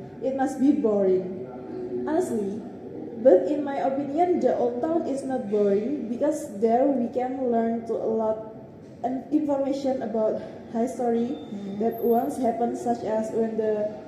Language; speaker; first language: English; non-native, learner; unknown